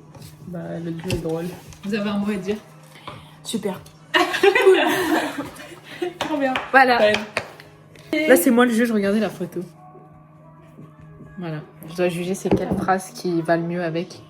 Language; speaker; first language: French; native; French